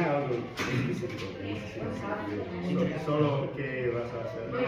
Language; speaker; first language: Spanish; non-native, learner; English